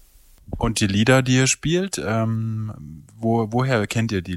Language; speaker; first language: German; native; German